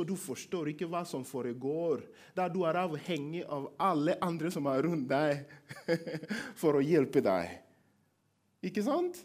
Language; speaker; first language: Norwegian; non-native, fluent; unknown